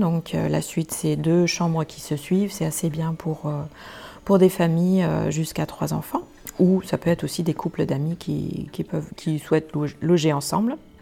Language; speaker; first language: French; non-native, fluent; German